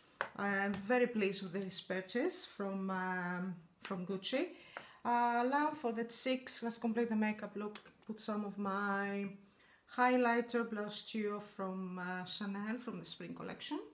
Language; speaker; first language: English; non-native, fluent; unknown